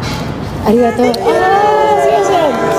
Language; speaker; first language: Japanese; non-native, learner; Filipino